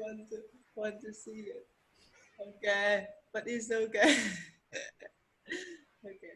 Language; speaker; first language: English; non-native, learner; Vietnamese